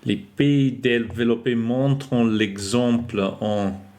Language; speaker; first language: French; non-native, fluent; English